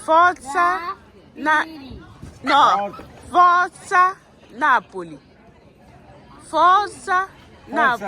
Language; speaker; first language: Italian; non-native, learner; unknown